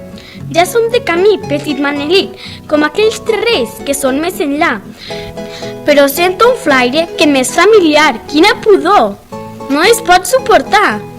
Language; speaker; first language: Catalan; native; Catalan